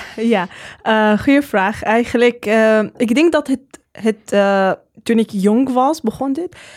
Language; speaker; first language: Dutch; non-native, learner; Arabic